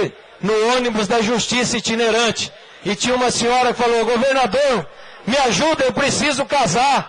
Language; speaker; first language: Portuguese; native; Portuguese